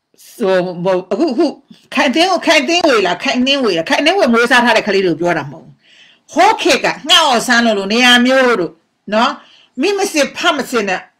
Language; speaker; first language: English; non-native, learner; Burmese